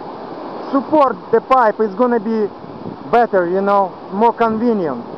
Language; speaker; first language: English; non-native, learner; Russian